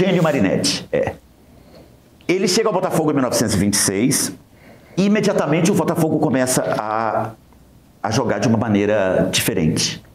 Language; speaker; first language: Portuguese; native; Portuguese